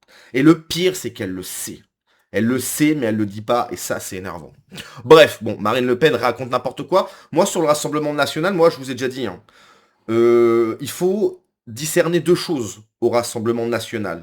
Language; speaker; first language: French; native; French